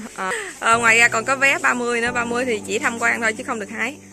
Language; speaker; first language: Vietnamese; native; Vietnamese